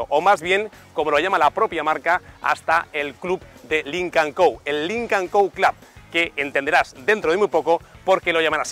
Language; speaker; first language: Spanish; native; Spanish